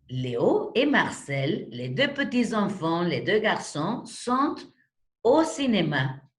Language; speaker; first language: French; non-native, fluent; Spanish